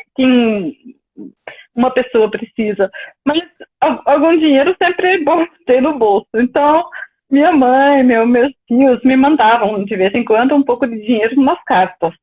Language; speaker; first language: Portuguese; non-native, fluent; German